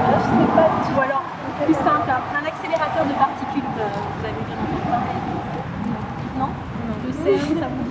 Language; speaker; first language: French; native; French